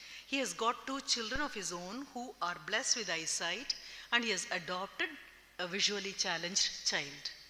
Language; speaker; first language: English; non-native, local second language; Tamil